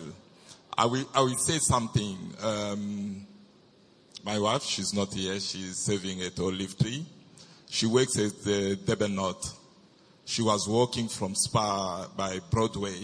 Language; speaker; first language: English; non-native, fluent; French